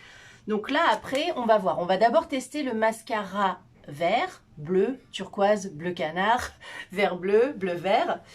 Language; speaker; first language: French; native; French